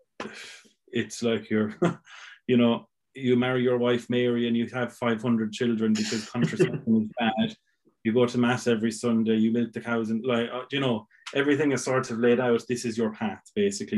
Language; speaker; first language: English; native; English